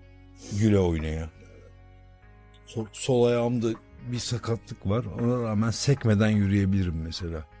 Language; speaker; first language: Turkish; native; Turkish